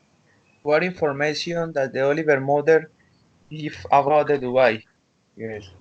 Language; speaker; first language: English; non-native, learner; Spanish